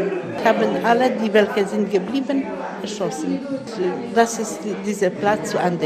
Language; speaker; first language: German; early bilingual, heritage; Polish